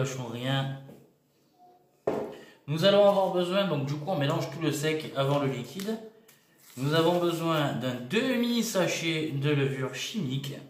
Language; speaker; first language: French; native; French